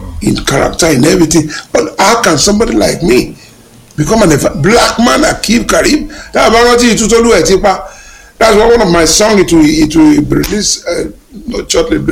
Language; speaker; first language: English; non-native, local second language; Yoruba